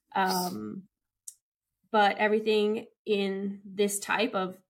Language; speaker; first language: English; native; English